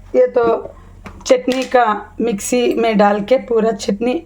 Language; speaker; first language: Hindi; non-native, local second language; Telugu